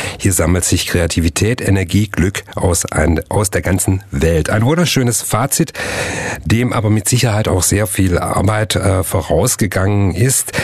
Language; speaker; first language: German; native; German